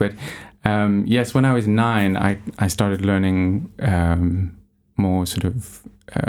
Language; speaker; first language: English; native; English